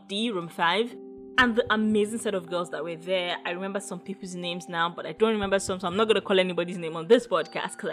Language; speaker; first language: English; non-native, local second language; Yoruba